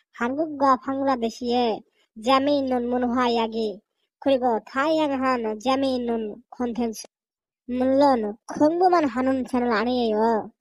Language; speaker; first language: Korean; non-native, fluent; Bangla